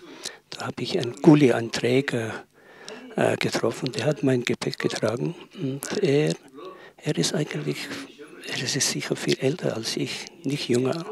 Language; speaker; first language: German; non-native, learner; Tibetan